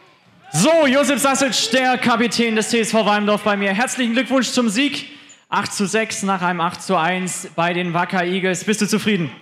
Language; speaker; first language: German; native; German